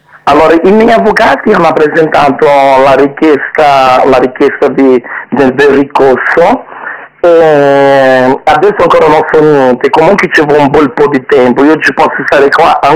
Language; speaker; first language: Italian; non-native, fluent; Portuguese